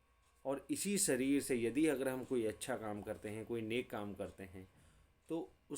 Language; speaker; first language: Hindi; native; Hindi